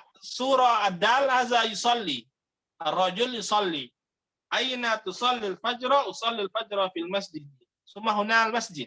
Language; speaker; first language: Arabic; non-native, fluent; Indonesian